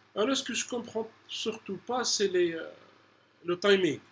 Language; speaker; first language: French; non-native, local second language; Arabic